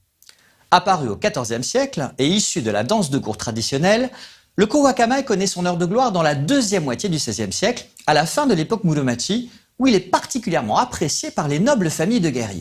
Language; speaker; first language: French; native; French